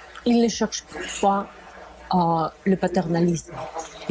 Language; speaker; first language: French; non-native, fluent; Spanish